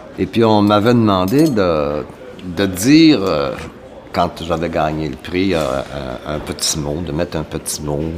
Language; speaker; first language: French; native; French